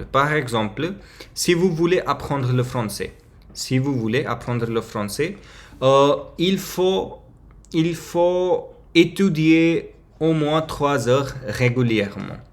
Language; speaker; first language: French; non-native, learner; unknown